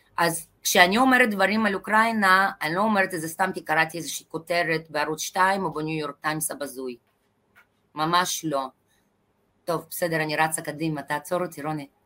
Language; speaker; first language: Hebrew; non-native, fluent; Russian